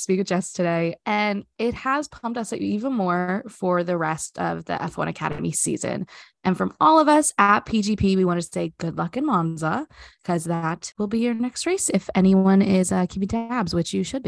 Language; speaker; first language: English; native; English